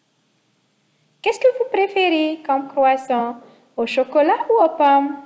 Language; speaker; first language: French; non-native, fluent; English